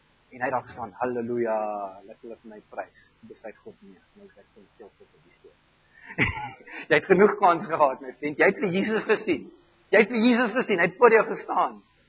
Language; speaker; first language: Afrikaans; non-native, fluent; German